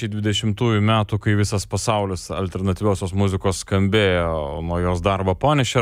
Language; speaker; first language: Lithuanian; native; Lithuanian